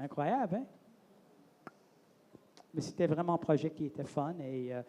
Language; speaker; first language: French; non-native, local second language; English